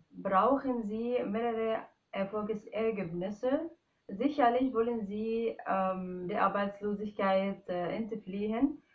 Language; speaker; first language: German; non-native, fluent; Arabic